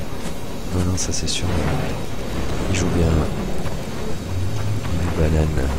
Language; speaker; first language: French; native; French